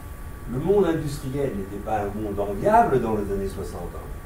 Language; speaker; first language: French; native; French